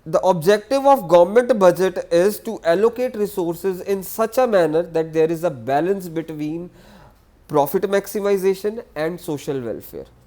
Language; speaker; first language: English; non-native, local second language; Punjabi